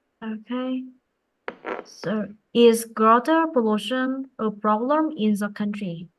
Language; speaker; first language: English; non-native, fluent; Vietnamese